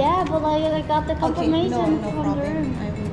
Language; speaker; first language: English; non-native, learner; Korean